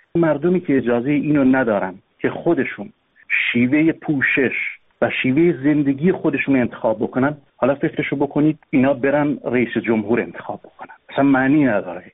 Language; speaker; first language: Persian; non-native, local second language; Kurdish